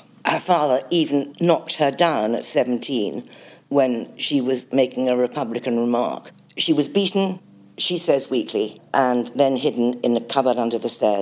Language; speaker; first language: English; native; English